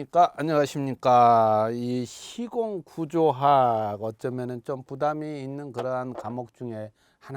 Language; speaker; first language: Korean; native; Korean